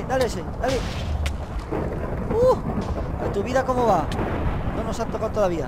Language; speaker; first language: Spanish; native; Spanish